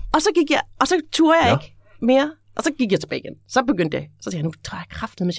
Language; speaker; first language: Danish; native; Danish